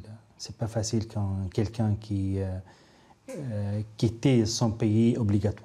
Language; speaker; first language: French; non-native, learner; Arabic